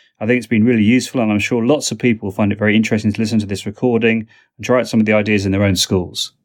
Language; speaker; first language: English; native; English